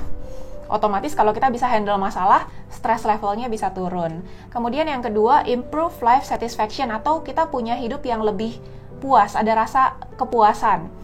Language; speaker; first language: Indonesian; native; Indonesian